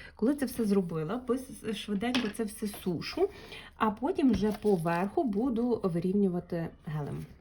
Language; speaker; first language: Ukrainian; non-native, local second language; Russian